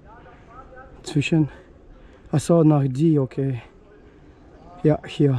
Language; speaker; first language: German; non-native, fluent; Polish